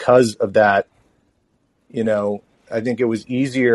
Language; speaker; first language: English; native; English